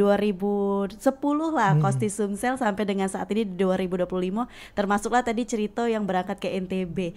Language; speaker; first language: Indonesian; native; Indonesian